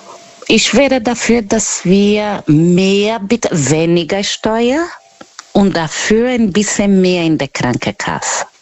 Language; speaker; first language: German; non-native, learner; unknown